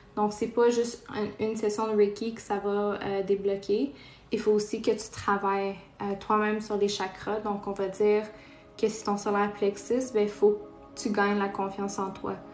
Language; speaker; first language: French; non-native, local second language; Portuguese